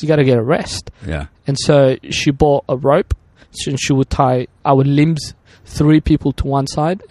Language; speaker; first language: English; early bilingual, other home language; Arabic